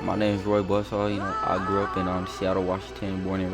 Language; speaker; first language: English; native; English